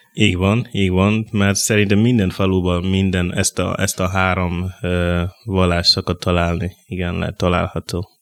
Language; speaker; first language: Hungarian; non-native, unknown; Mossi